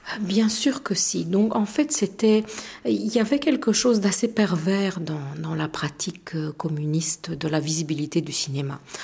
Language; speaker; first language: French; non-native, fluent; Romanian